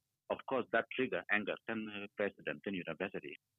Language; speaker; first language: English; non-native, fluent; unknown